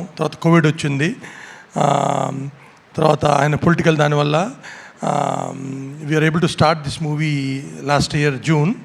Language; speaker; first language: Telugu; native; Telugu